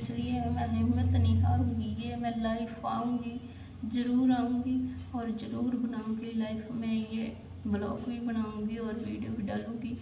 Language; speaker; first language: Hindi; native; Hindi